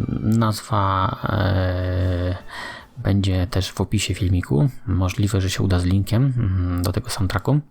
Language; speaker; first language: Polish; native; Polish